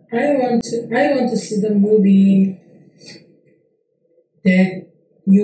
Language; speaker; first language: English; non-native, learner; Korean